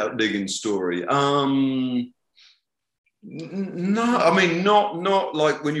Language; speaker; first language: English; native; English